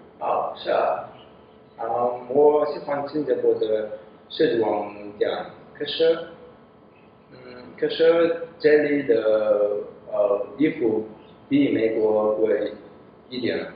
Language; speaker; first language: Chinese; non-native, learner; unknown